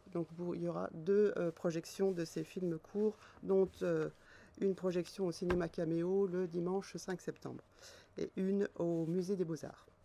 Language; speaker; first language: French; native; French